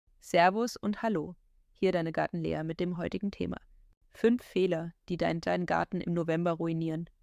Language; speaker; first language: German; native; German